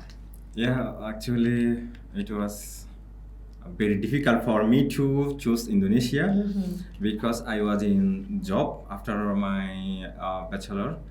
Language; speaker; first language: English; non-native, local second language; Bangla